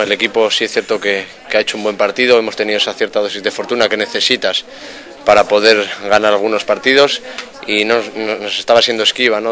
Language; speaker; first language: Spanish; native; Spanish